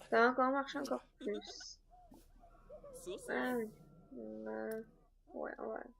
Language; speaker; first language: French; native; French